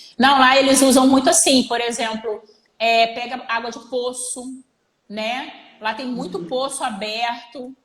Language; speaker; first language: Portuguese; native; Portuguese